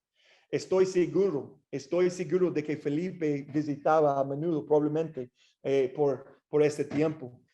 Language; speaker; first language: Spanish; non-native, fluent; English